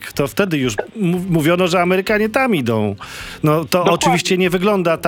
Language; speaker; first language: Polish; native; Polish